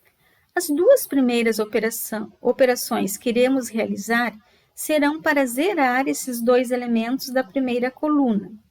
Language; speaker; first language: Portuguese; native; Portuguese